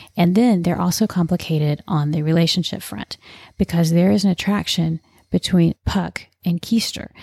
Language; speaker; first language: English; native; English